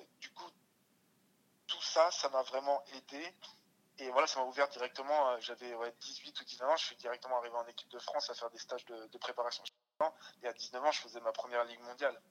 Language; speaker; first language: French; early bilingual, other home language; Russian